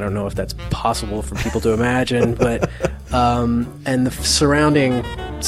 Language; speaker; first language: English; native; English